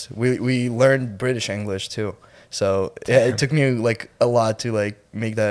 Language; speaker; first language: English; non-native, fluent; Ukrainian